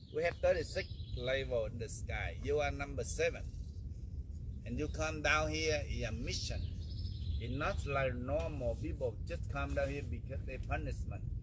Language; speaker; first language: English; non-native, learner; Vietnamese